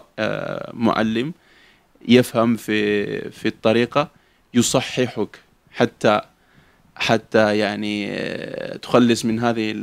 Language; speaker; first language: Arabic; non-native, fluent; Spanish